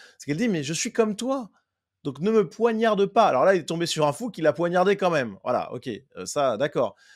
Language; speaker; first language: French; native; French